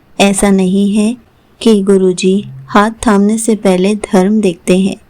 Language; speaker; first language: Hindi; native; Hindi